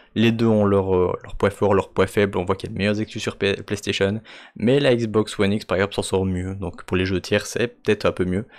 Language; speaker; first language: French; native; French